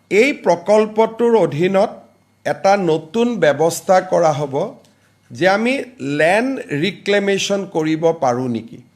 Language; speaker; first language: Assamese; native; Assamese